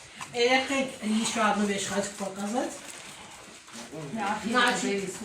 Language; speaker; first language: Russian; non-native, local second language; Armenian